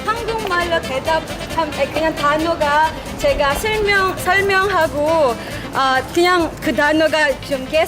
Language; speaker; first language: Korean; non-native, learner; English